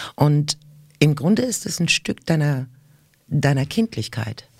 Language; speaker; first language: German; early bilingual, other home language; Russian